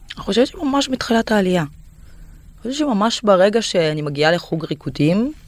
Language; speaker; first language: Hebrew; non-native, fluent; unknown